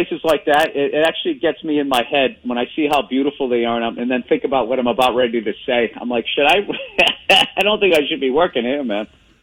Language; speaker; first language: English; native; English